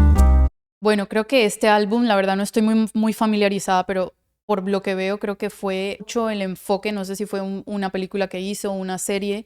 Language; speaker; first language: Spanish; native; Spanish